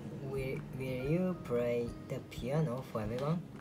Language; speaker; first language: English; non-native, learner; Japanese